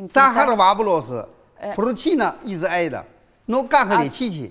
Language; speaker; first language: Russian; non-native, learner; Chinese